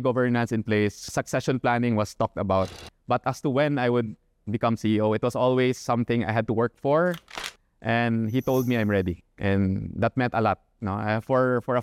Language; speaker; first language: English; non-native, local second language; Cebuano